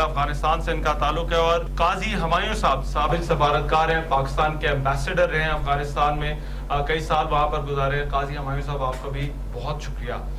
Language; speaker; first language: Urdu; native; Urdu